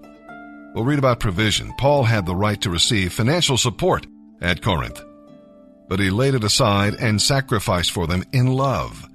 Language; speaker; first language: English; native; English